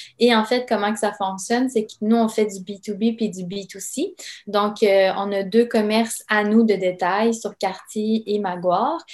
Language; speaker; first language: French; early bilingual, other home language; Serbian